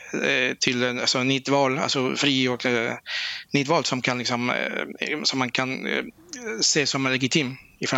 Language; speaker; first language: Swedish; non-native, fluent; Spanish